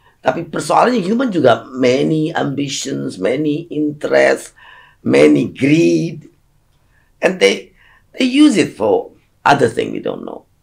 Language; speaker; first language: English; non-native, fluent; Indonesian